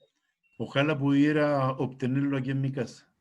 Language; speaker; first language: Spanish; native; Spanish